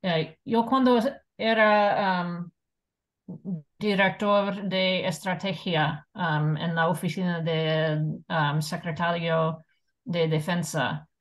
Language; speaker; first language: Spanish; non-native, fluent; English